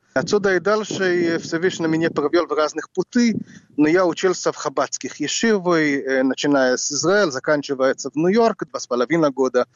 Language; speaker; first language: Russian; non-native, fluent; Hebrew